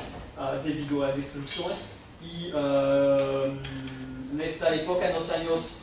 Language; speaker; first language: Portuguese; non-native, fluent; French